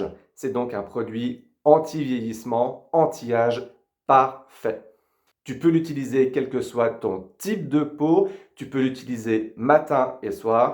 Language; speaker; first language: French; native; French